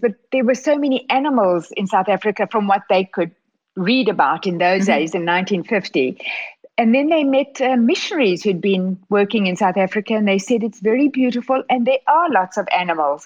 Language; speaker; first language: English; native; English